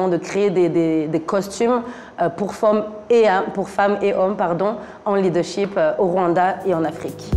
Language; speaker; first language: French; native; French